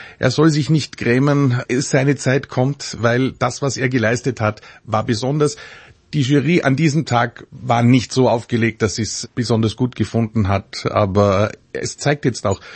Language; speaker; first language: German; native; German